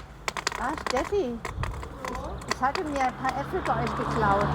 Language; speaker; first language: German; native; German